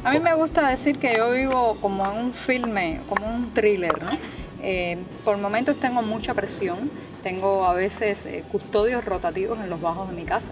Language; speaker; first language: Spanish; native; Spanish